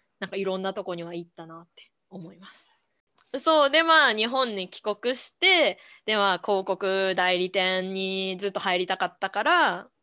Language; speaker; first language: Japanese; early bilingual, other home language; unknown